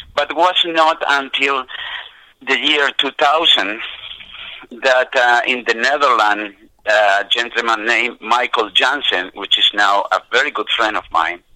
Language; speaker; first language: English; non-native, fluent; Spanish